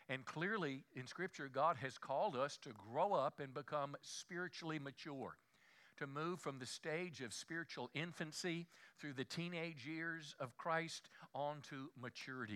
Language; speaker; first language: English; native; English